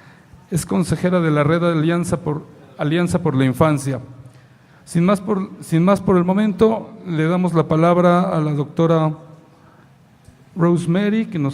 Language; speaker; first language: Spanish; native; Spanish